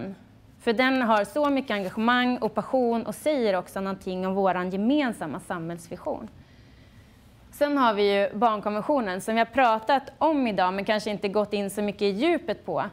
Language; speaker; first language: Swedish; native; Swedish